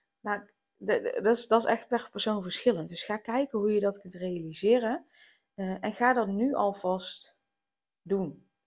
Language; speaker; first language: Dutch; native; Dutch